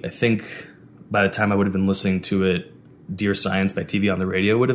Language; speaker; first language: English; native; English